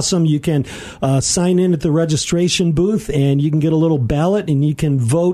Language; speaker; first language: English; native; English